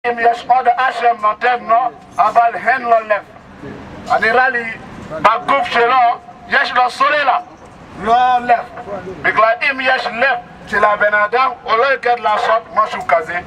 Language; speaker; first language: Hebrew; non-native, learner; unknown